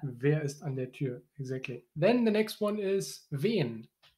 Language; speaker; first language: German; native; German